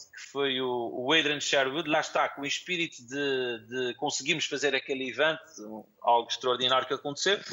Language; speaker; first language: Portuguese; native; Portuguese